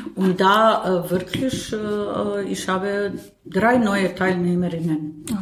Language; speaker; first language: German; non-native, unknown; Bosnian